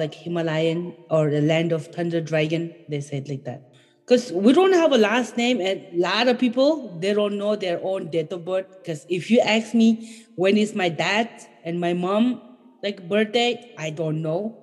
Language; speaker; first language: English; non-native, fluent; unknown